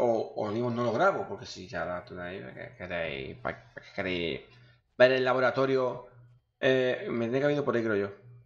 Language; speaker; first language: Spanish; native; Spanish